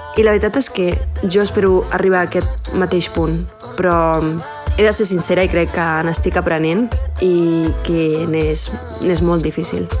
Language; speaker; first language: Catalan; early bilingual, other home language; Spanish